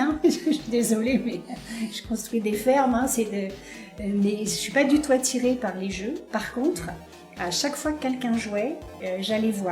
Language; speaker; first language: French; native; French